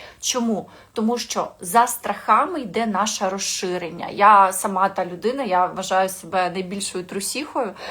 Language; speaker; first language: Ukrainian; non-native, local second language; Russian